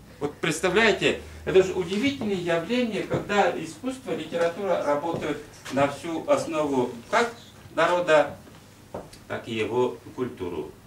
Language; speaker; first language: Russian; non-native, local second language; Udmurt